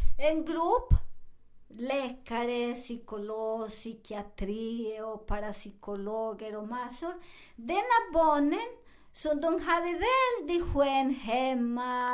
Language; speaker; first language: Swedish; non-native, fluent; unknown